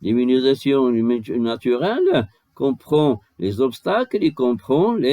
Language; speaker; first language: French; non-native, local second language; Arabic